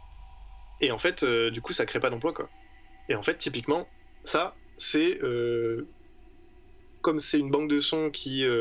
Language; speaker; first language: French; native; French